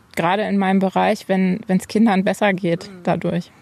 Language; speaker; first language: German; native; German